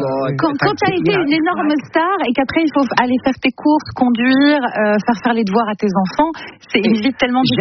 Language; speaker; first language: French; native; French